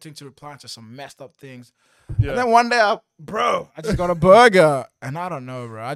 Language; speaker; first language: English; early bilingual, other home language; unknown